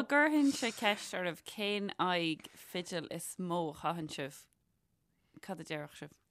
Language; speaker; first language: Irish; native; Irish